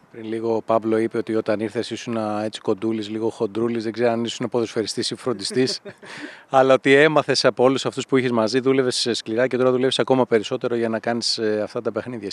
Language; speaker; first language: Greek; native; Greek